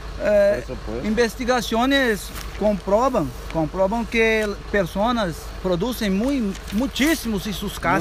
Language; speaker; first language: Portuguese; non-native, learner; Spanish